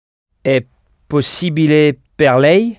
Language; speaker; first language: Italian; non-native, learner; French